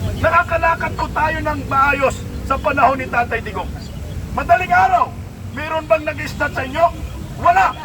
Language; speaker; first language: Filipino; non-native, local second language; Cebuano